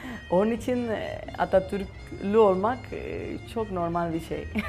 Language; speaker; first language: Turkish; non-native, fluent; Spanish